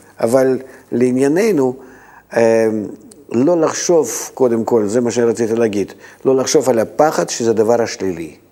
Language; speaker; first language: Hebrew; non-native, fluent; Russian